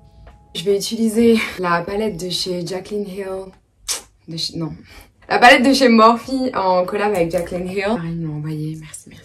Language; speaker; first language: French; native; French